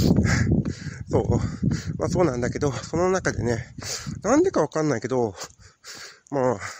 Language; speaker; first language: Japanese; native; Japanese